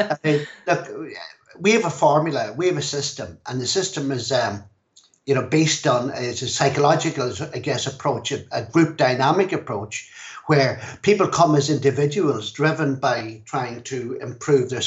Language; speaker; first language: English; native; English